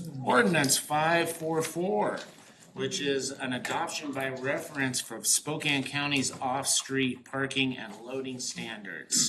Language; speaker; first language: English; native; English